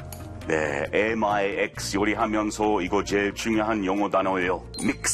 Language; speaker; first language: Korean; non-native, learner; English